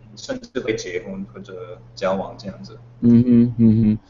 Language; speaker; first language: Chinese; non-native, fluent; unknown